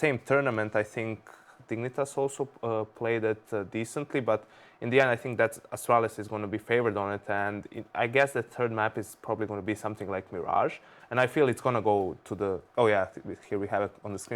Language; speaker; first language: English; non-native, fluent; Danish